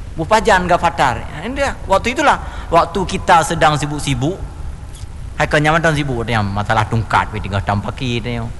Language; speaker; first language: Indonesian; non-native, local second language; Achinese